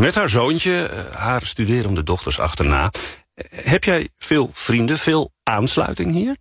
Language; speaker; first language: Dutch; native; Dutch